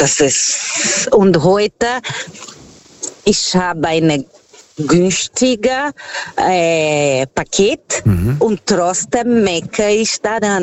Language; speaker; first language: German; non-native, fluent; Portuguese